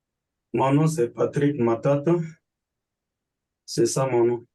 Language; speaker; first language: French; non-native, learner; Swahili